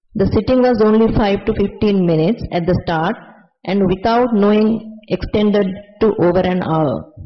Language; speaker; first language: English; non-native, local second language; Sinhala